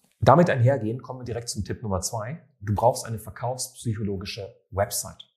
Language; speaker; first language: German; native; German